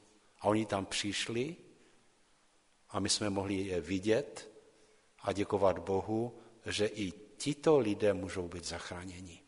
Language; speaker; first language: Czech; non-native, local second language; Polish